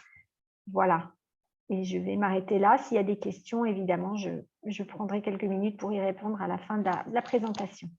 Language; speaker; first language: French; native; French